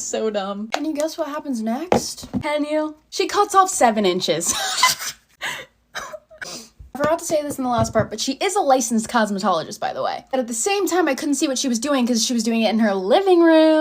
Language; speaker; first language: English; native; English